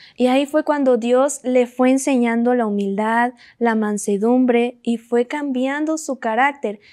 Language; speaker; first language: Spanish; native; Spanish